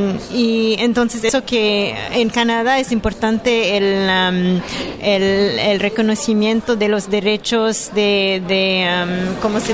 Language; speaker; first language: Spanish; non-native, fluent; French